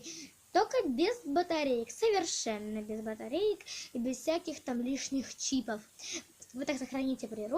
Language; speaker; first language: Russian; native; Russian